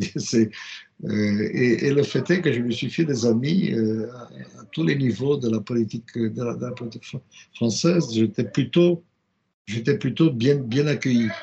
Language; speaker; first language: French; non-native, fluent; Romanian